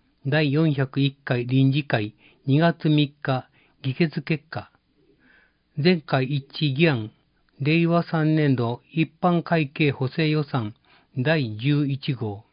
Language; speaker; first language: Japanese; native; Japanese